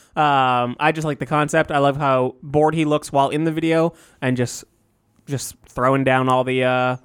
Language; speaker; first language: English; native; English